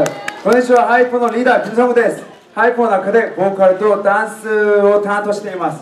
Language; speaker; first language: Japanese; non-native, learner; Korean